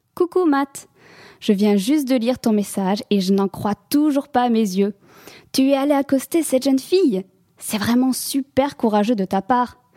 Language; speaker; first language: French; native; French